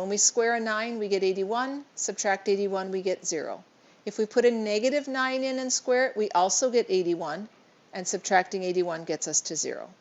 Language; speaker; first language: English; native; English